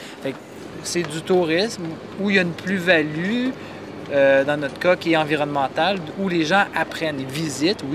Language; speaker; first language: French; native; French